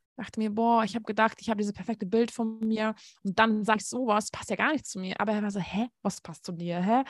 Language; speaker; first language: German; non-native, fluent; Hungarian